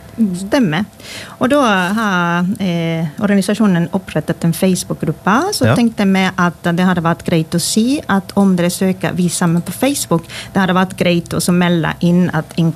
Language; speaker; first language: Norwegian; non-native, fluent; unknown